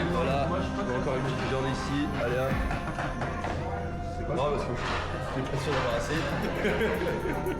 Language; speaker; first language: French; native; French